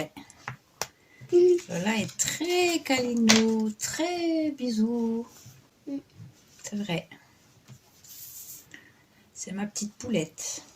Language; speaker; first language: French; native; French